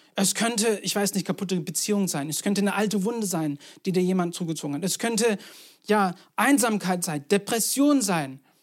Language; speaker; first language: German; non-native, fluent; English